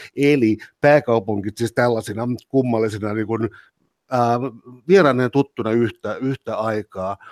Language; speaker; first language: Finnish; native; Finnish